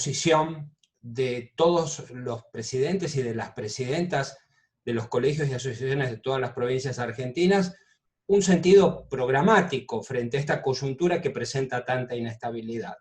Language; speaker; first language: Spanish; native; Spanish